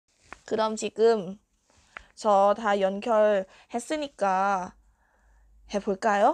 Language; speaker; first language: Korean; non-native, fluent; Thai